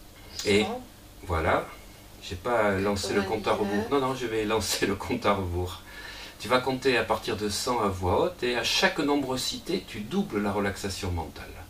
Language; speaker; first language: French; native; French